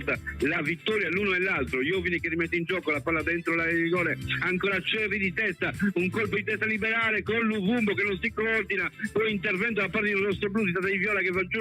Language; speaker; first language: Italian; native; Italian